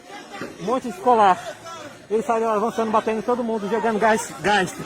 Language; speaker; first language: Portuguese; non-native, learner; Haitian Creole